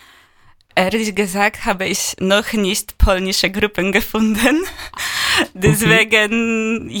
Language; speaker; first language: German; non-native, learner; Polish